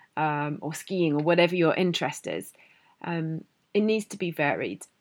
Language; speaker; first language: English; native; English